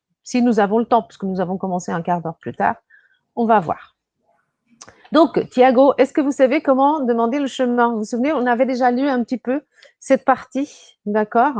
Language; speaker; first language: French; non-native, fluent; Portuguese